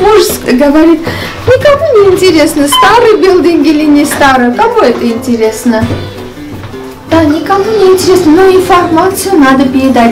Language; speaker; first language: Russian; non-native, fluent; Armenian